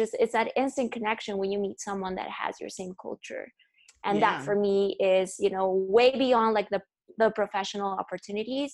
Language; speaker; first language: English; non-native, fluent; Spanish